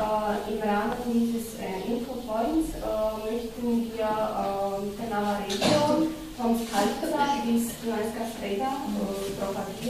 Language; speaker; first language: German; non-native, fluent; Slovak